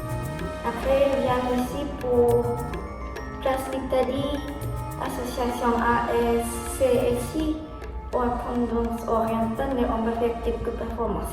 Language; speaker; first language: French; non-native, learner; Japanese